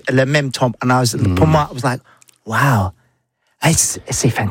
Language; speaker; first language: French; non-native, learner; English